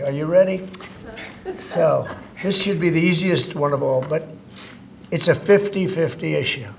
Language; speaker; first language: English; native; English